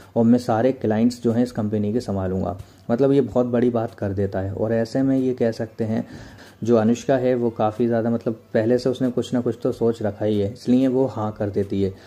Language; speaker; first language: Hindi; native; Hindi